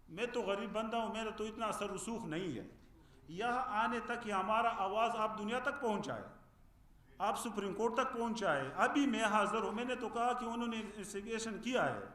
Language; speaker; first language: Urdu; non-native, fluent; Pashto